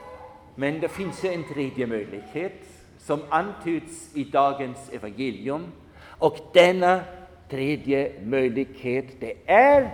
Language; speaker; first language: Swedish; non-native, fluent; German